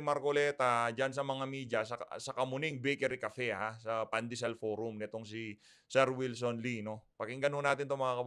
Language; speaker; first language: Filipino; native; Filipino